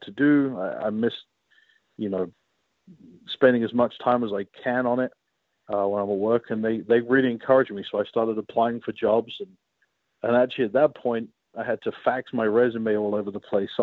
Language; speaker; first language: English; native; English